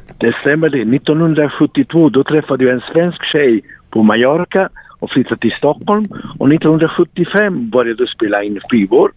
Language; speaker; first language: Swedish; non-native, fluent; Italian